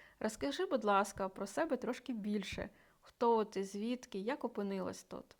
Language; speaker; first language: Ukrainian; native; Ukrainian